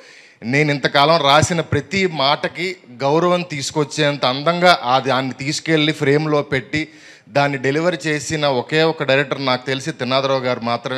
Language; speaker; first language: Telugu; native; Telugu